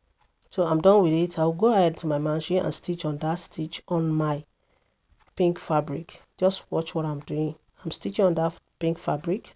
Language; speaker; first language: English; non-native, local second language; Yoruba